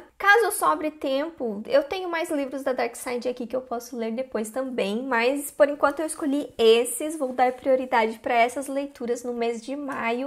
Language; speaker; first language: Portuguese; native; Portuguese